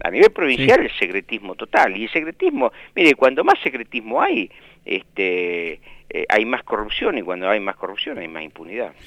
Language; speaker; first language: Spanish; native; Spanish